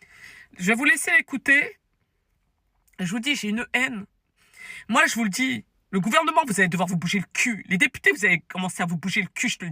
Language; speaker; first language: French; native; French